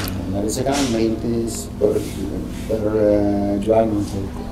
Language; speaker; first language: Indonesian; non-native, fluent; Swedish